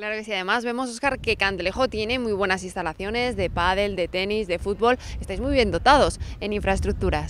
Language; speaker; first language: Spanish; native; Spanish